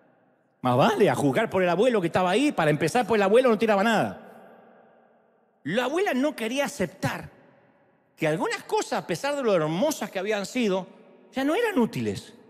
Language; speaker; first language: Spanish; native; Spanish